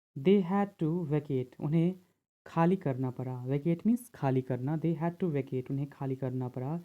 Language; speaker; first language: Hindi; native; Hindi